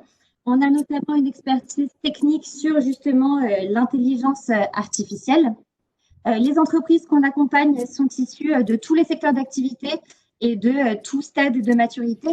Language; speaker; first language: French; native; French